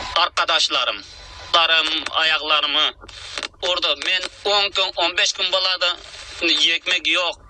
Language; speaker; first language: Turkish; non-native, learner; Uzbek